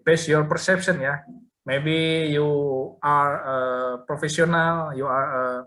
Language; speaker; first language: English; non-native, learner; Indonesian